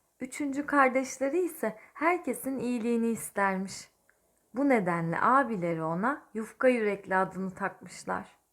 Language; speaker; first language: Turkish; native; Turkish